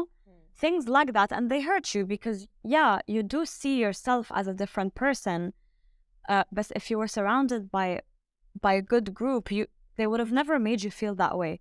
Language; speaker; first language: English; early bilingual, other home language; French